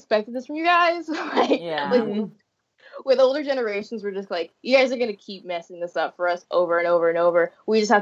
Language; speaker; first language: English; native; English